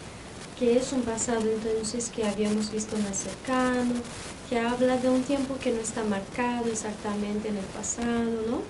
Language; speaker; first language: Spanish; non-native, fluent; Portuguese